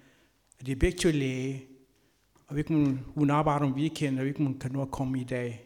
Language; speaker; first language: Danish; non-native, fluent; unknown